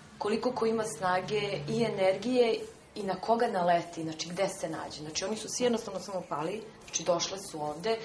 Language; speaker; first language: Serbian; non-native, fluent; Armenian